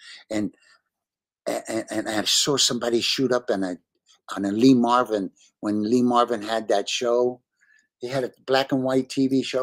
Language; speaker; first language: English; early bilingual, other home language; Spanish